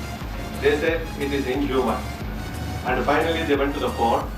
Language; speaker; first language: English; non-native, local second language; Tamil